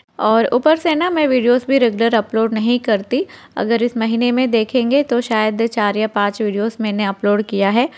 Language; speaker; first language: Hindi; non-native, local second language; Telugu